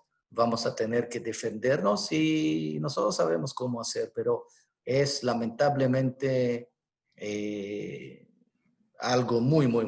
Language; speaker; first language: Spanish; non-native, fluent; Hebrew